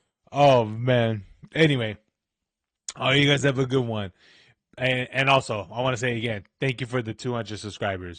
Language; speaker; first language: English; native; English